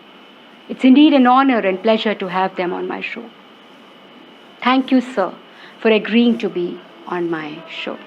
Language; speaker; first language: English; non-native, local second language; Hindi